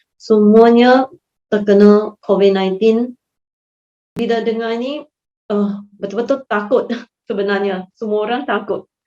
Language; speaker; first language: Malay; non-native, local second language; Chinese